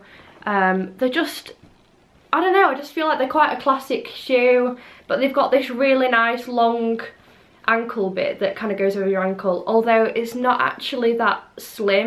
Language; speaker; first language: English; native; English